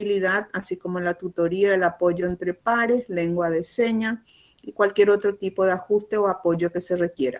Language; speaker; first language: Spanish; native; Spanish